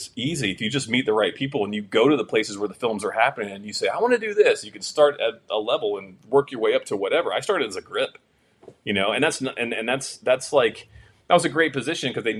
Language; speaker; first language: English; native; English